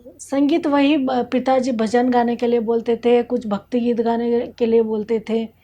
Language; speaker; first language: Hindi; non-native, local second language; Kannada